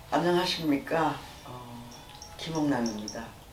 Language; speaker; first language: Korean; native; Korean